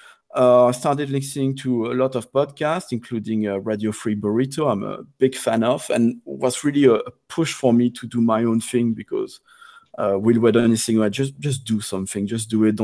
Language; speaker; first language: English; non-native, fluent; French